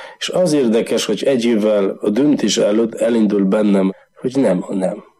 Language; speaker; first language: Hungarian; non-native, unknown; Polish